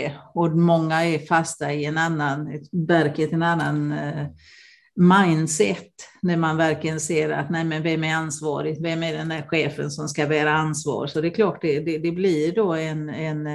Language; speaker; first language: Swedish; non-native, fluent; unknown